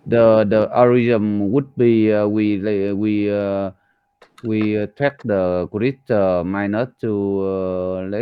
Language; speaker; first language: English; non-native, learner; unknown